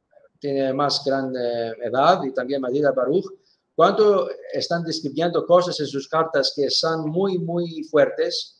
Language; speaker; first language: Spanish; non-native, fluent; Greek